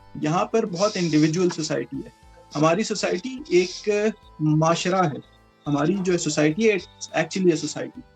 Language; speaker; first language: Urdu; native; Urdu